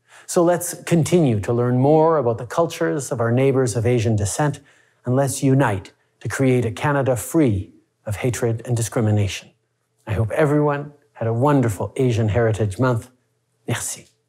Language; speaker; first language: English; early bilingual, other home language; French